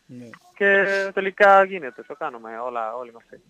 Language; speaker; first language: Greek; non-native, learner; Spanish